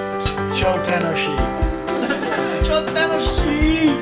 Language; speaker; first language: Japanese; non-native, learner; English